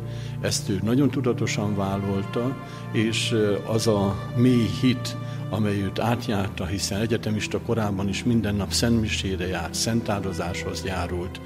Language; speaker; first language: Hungarian; native; Hungarian